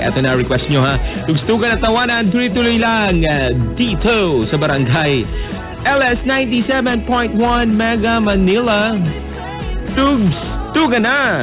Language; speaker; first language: Filipino; native; Filipino